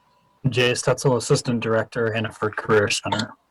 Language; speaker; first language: English; native; English